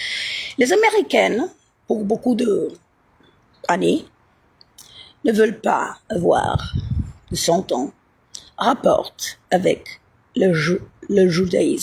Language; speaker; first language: French; non-native, learner; Italian